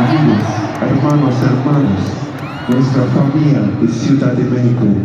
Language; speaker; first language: Spanish; non-native, learner; English